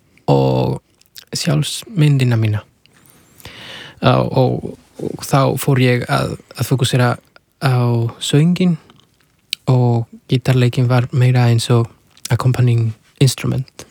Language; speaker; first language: Icelandic; non-native, fluent; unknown